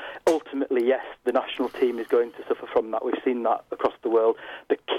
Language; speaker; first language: English; native; English